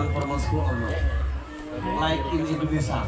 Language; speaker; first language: English; non-native, learner; Indonesian